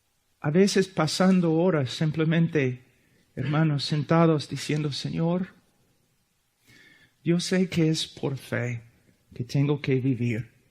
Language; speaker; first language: Spanish; non-native, fluent; English